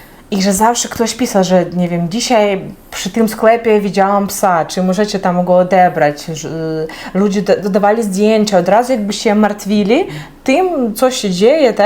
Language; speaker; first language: Polish; non-native, fluent; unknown